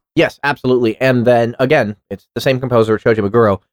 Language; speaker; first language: English; native; English